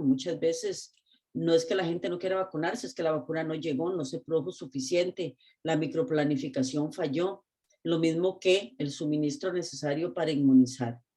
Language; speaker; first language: Spanish; native; Spanish